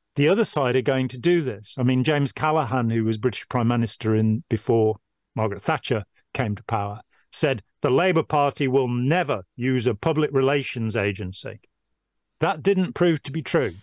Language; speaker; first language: English; native; English